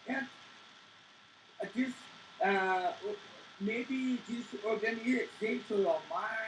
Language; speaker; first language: English; non-native, learner; Portuguese